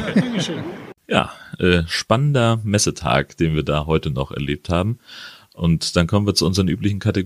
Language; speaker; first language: German; native; German